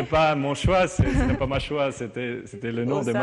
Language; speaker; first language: French; non-native, learner; German